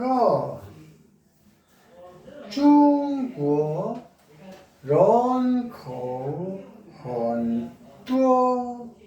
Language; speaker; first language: Chinese; non-native, learner; Korean